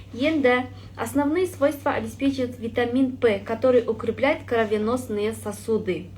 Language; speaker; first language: Russian; non-native, local second language; Kazakh